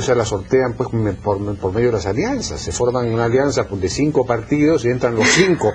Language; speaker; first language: Spanish; native; Spanish